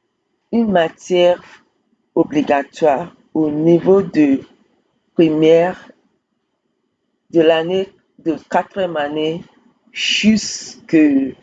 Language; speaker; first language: French; non-native, fluent; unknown